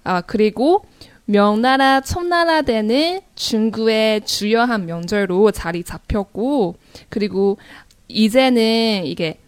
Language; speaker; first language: Korean; non-native, fluent; Chinese